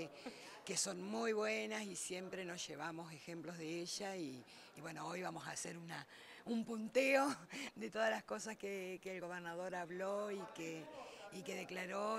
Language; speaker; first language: Spanish; native; Spanish